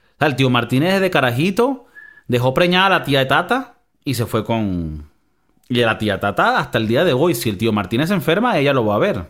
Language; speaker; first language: Spanish; native; Spanish